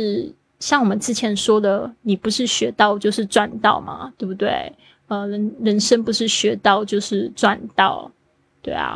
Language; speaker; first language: Chinese; native; Chinese